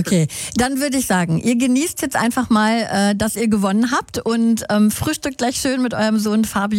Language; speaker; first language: German; native; German